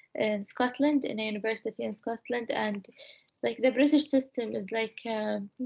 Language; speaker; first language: English; non-native, fluent; Arabic